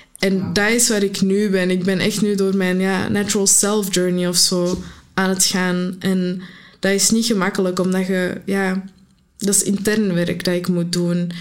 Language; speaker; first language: Dutch; early bilingual, other home language; Arabic